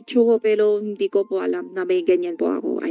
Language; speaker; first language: Filipino; non-native, learner; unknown